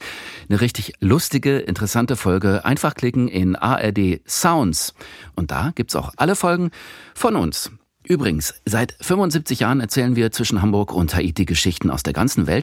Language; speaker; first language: German; native; German